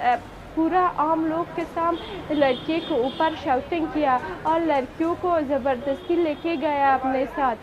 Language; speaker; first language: Hindi; non-native, fluent; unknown